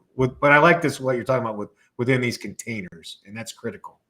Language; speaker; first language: English; native; English